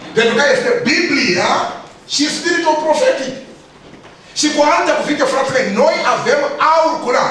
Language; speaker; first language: Romanian; non-native, learner; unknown